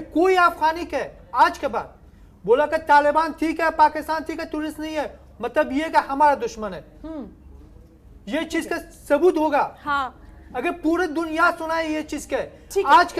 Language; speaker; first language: Hindi; non-native, learner; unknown